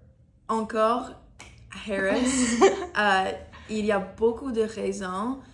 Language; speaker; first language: French; non-native, learner; English